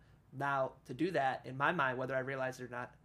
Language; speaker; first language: English; native; English